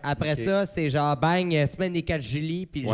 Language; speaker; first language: French; native; French